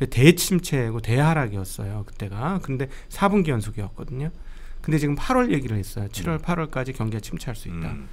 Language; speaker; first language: Korean; native; Korean